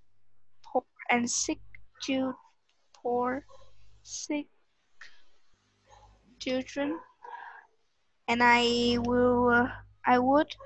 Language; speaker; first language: English; non-native, learner; Vietnamese